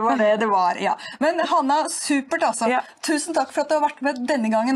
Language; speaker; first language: Norwegian; native; Norwegian